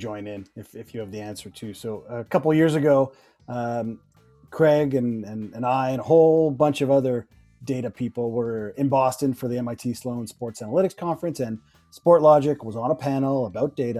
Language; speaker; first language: English; native; English